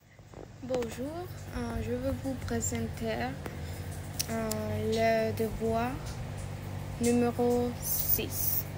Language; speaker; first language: French; non-native, learner; Spanish